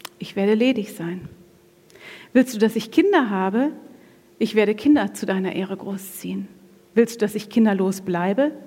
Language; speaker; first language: German; native; German